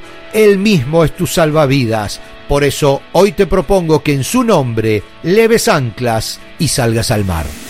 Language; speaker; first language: Spanish; native; Spanish